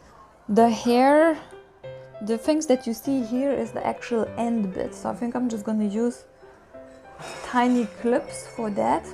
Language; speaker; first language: English; non-native, fluent; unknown